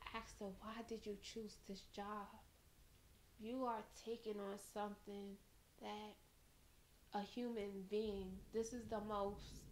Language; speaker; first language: English; native; English